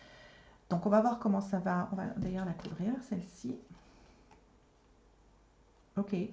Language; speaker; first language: French; native; French